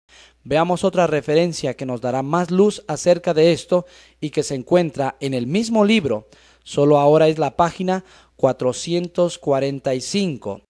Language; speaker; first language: Spanish; native; Spanish